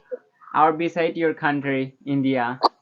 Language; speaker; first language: English; non-native, learner; Bangla